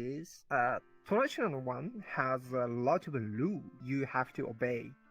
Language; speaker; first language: English; non-native, learner; Japanese